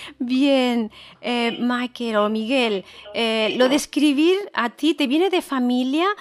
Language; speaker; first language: Spanish; native; Spanish